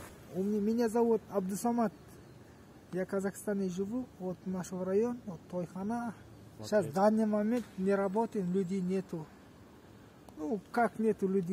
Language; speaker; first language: Russian; non-native, local second language; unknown